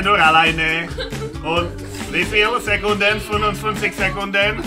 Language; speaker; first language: German; non-native, learner; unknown